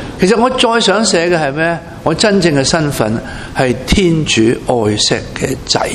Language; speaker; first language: Chinese; non-native, local second language; Cantonese